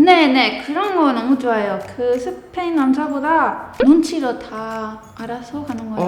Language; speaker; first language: Korean; non-native, learner; Spanish